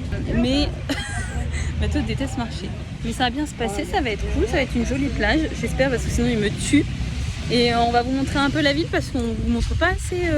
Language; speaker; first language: French; native; French